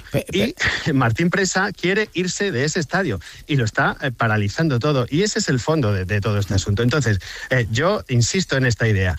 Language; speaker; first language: Spanish; native; Spanish